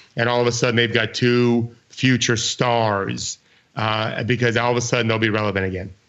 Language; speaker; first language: English; native; English